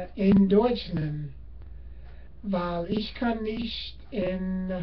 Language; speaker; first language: German; non-native, learner; English